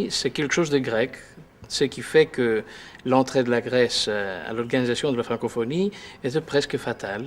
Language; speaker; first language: French; early bilingual, heritage; Greek